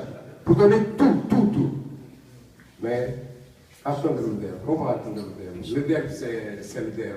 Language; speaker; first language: French; non-native, learner; Portuguese